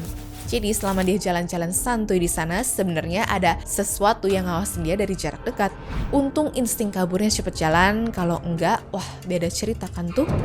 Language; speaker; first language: Indonesian; native; Indonesian